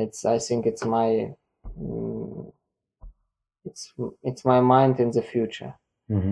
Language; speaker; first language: English; non-native, learner; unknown